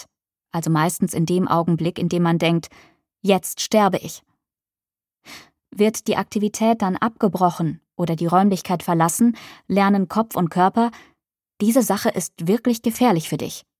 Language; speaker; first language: German; native; German